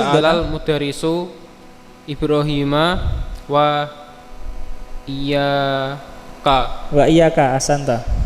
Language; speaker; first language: Arabic; non-native, learner; Indonesian